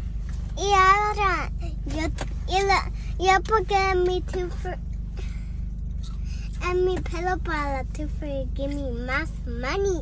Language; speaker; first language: Spanish; early bilingual, heritage; Spanish